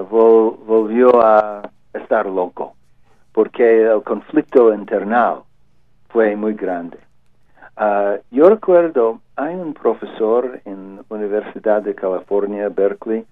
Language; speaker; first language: Spanish; non-native, learner; English